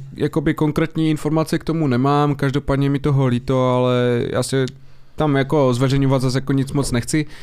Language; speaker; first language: Czech; native; Czech